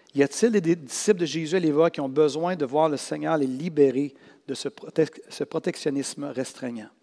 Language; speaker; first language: French; native; French